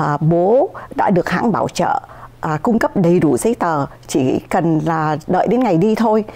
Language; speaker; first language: Vietnamese; native; Vietnamese